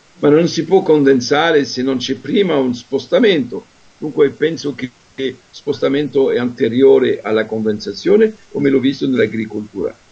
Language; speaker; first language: Italian; non-native, fluent; French